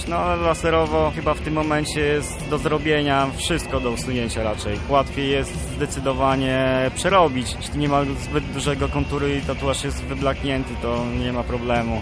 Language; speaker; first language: Polish; native; Polish